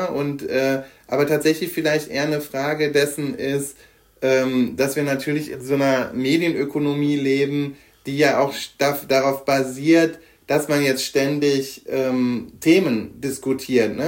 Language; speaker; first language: German; native; German